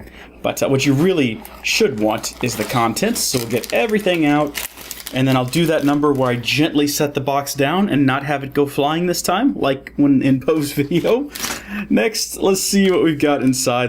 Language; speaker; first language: English; native; English